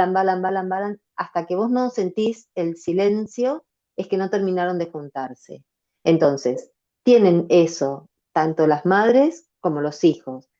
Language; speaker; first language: Spanish; native; Spanish